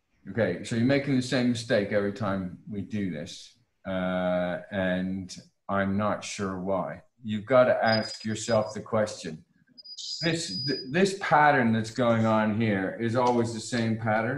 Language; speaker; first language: English; native; English